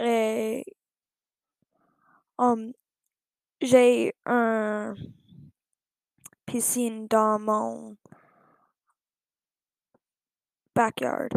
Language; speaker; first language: French; non-native, learner; English